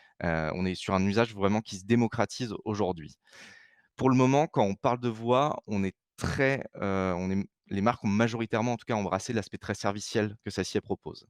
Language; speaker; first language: French; native; French